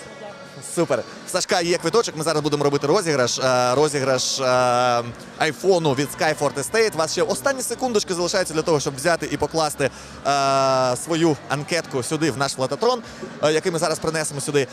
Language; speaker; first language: Ukrainian; native; Ukrainian